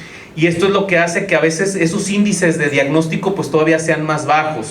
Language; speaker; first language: Spanish; native; Spanish